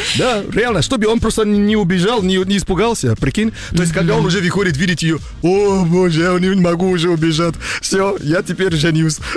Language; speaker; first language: Russian; non-native, fluent; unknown